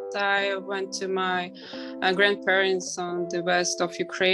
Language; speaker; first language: English; non-native, learner; Ukrainian